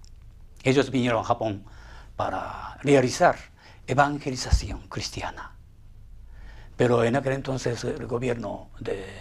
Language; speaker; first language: Spanish; non-native, fluent; Japanese